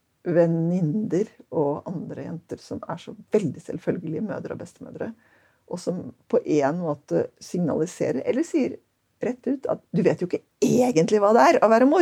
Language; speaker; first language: Norwegian; native; Norwegian